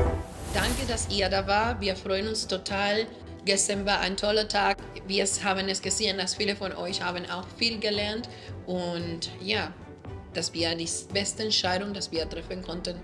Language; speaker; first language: German; non-native, fluent; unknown